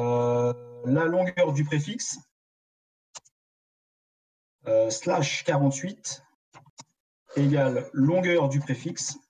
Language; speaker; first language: French; native; French